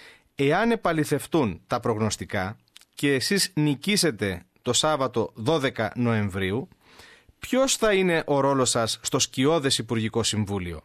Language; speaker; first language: Greek; native; Greek